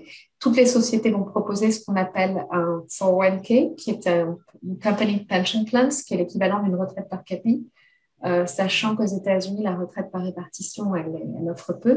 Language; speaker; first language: French; native; French